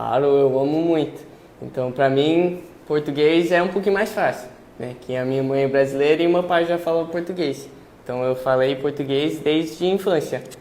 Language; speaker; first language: Portuguese; early bilingual, heritage; English